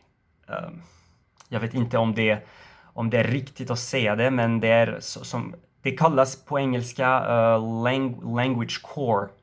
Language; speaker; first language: Swedish; non-native, learner; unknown